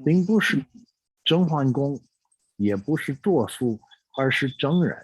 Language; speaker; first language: Chinese; non-native, fluent; English